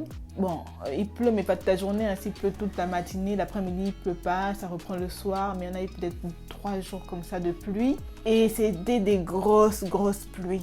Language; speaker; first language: French; native; French